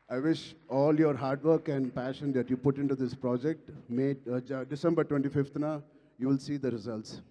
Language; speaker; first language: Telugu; native; Telugu